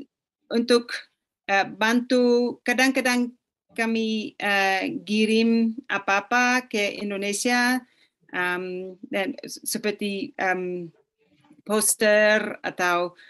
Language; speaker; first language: Indonesian; non-native, fluent; English